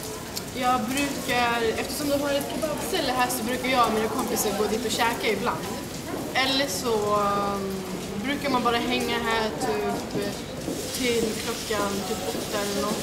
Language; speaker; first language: Swedish; early bilingual, other home language; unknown